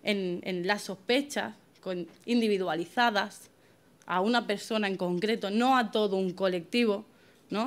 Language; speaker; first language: Spanish; native; Spanish